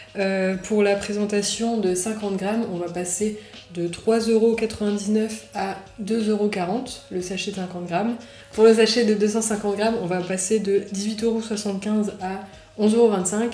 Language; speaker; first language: French; native; French